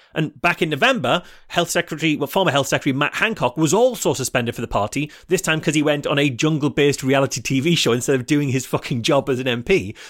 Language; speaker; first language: English; native; English